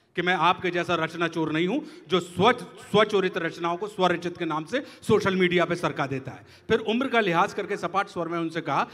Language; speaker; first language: Hindi; native; Hindi